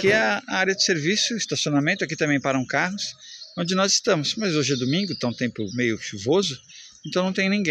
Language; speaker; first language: Portuguese; native; Portuguese